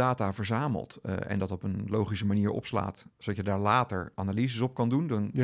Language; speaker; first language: Dutch; native; Dutch